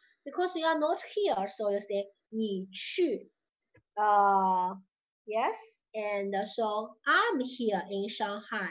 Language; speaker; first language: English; non-native, fluent; Chinese